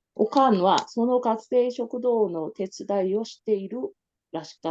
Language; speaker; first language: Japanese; non-native, learner; Korean